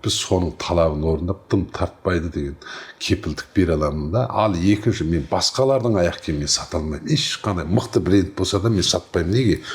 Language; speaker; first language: Kazakh; native; Kazakh